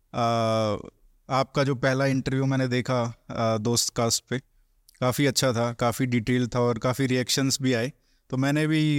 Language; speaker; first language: Hindi; native; Hindi